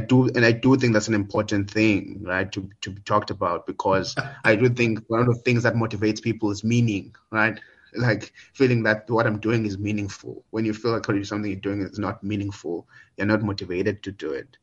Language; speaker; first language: English; non-native, local second language; Xhosa